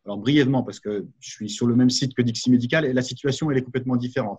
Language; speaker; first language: French; native; French